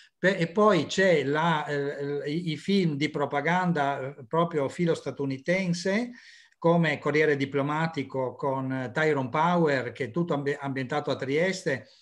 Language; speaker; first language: Italian; native; Italian